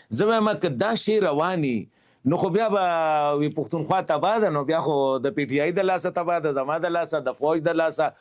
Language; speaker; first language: Pashto; native; Pashto